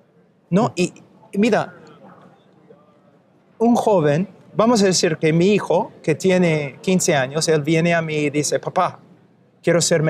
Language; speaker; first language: Spanish; non-native, fluent; English